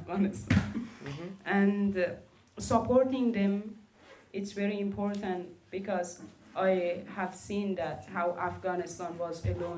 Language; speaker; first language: English; non-native, learner; Persian